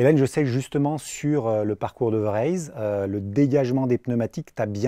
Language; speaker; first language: French; native; French